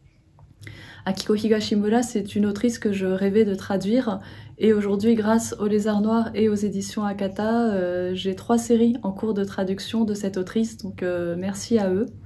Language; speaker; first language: French; native; French